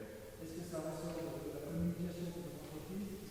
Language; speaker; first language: French; native; French